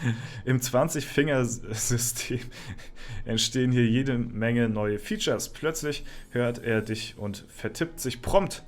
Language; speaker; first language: German; native; German